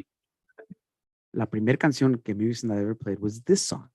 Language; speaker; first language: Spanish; early bilingual, heritage; Spanish